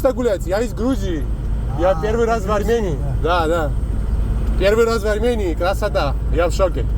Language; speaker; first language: Russian; non-native, fluent; Georgian